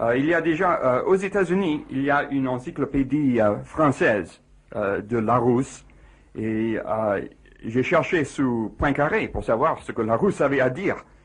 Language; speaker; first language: French; non-native, fluent; English